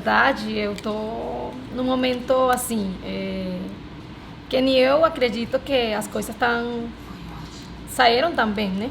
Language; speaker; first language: Portuguese; non-native, learner; Spanish